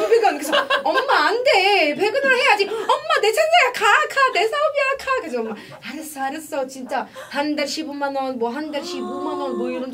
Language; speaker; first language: Korean; non-native, fluent; Arabic